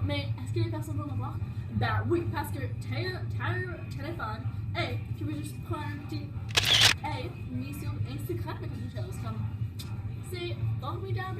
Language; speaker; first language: French; non-native, learner; English